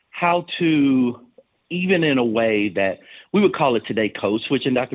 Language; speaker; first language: English; native; English